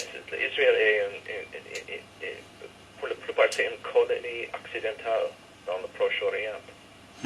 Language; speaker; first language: French; non-native, fluent; English